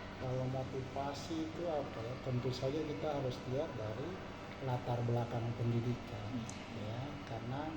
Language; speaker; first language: Indonesian; native; Indonesian